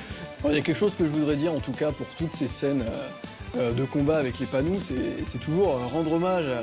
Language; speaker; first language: French; native; French